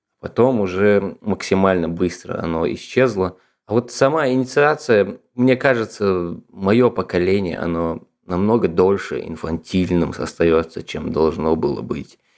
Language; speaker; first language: Russian; non-native, local second language; Ingush